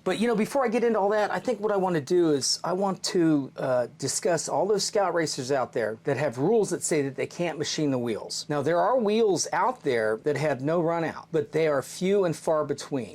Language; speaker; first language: English; native; English